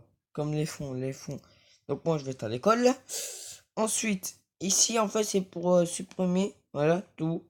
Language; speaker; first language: French; native; French